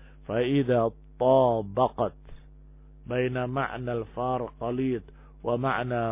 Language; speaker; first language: Arabic; non-native, fluent; Indonesian